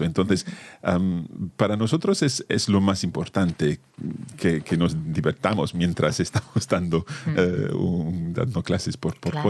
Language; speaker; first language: Spanish; non-native, fluent; English